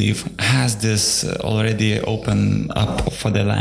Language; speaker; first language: English; non-native, fluent; Lithuanian